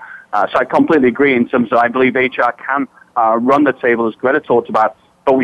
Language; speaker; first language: English; native; English